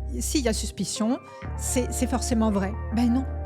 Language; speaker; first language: French; native; French